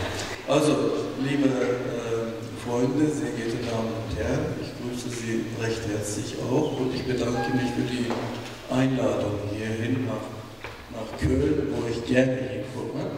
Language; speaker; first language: German; non-native, fluent; Turkish